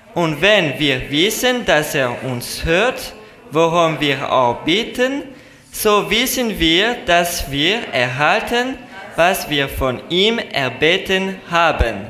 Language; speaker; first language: German; non-native, learner; French